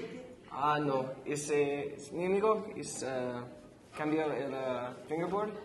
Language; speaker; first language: Spanish; non-native, learner; English